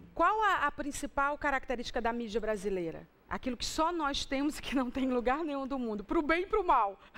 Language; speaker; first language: Portuguese; native; Portuguese